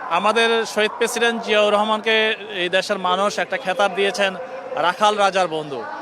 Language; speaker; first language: Bangla; native; Bangla